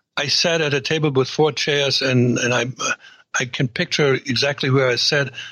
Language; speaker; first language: English; non-native, fluent; German